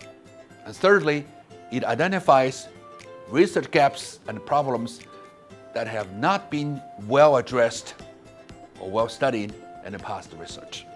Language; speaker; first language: English; non-native, fluent; Chinese